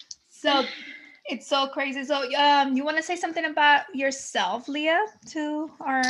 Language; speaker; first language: English; early bilingual, other home language; Spanish